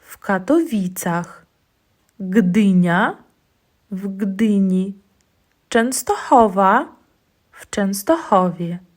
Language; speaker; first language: Polish; non-native, fluent; Ukrainian